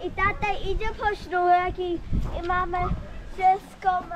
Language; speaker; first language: Polish; early bilingual, heritage; Polish